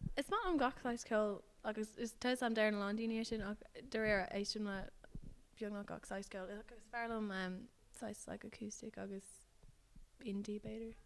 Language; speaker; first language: Irish; non-native, local second language; English